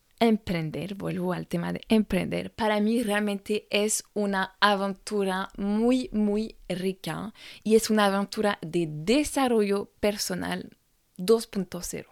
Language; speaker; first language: Spanish; non-native, fluent; French